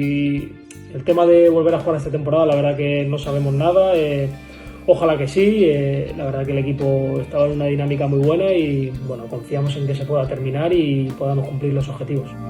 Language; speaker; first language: Spanish; native; Spanish